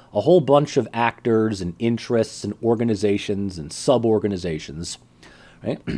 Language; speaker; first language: English; native; English